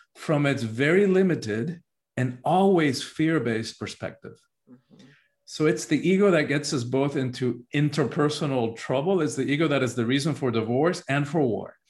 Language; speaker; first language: English; early bilingual, other home language; Spanish